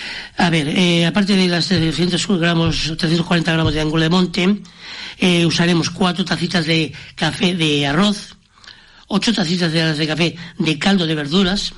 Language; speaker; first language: Spanish; native; Spanish